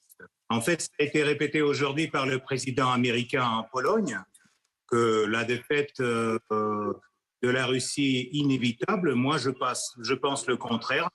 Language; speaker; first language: French; non-native, fluent; Russian